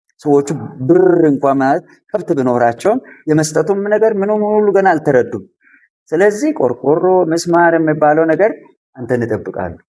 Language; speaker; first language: Amharic; non-native, local second language; Sidamo